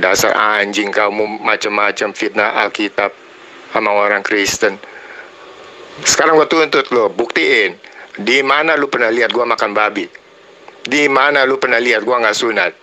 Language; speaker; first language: Indonesian; native; Indonesian